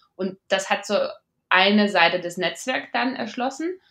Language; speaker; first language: German; non-native, fluent; Latvian